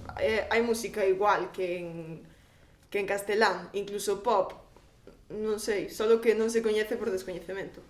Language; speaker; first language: Galician; non-native, local second language; Spanish